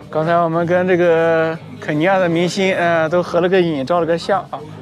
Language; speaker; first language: Chinese; native; Chinese